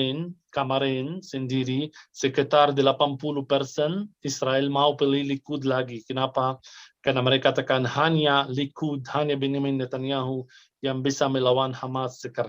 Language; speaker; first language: Indonesian; non-native, fluent; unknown